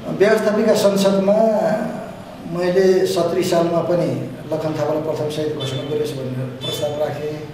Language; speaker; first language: Nepali; non-native, local second language; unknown